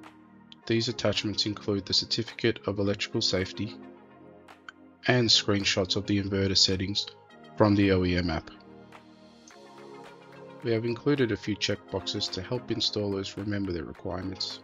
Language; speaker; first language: English; native; English